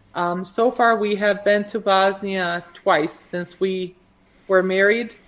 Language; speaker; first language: English; early bilingual, other home language; Croatian